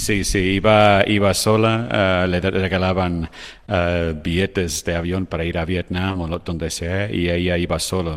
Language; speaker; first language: Spanish; non-native, fluent; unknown